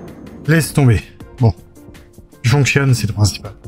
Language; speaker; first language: French; native; French